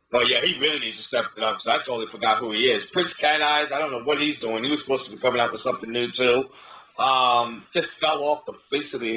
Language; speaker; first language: English; native; English